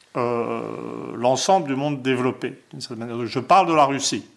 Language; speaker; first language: French; native; French